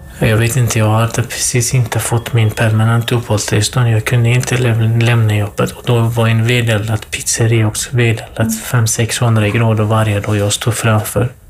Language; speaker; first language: Swedish; non-native, fluent; Kurdish